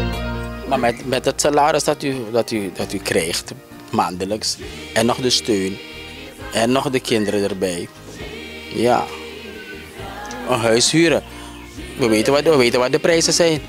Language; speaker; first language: Dutch; native; Dutch